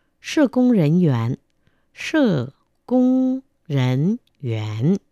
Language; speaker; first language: Chinese; non-native, fluent; Vietnamese